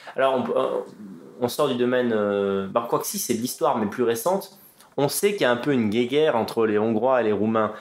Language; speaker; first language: French; native; French